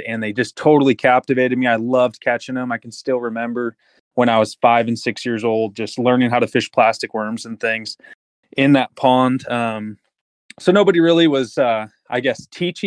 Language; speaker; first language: English; native; English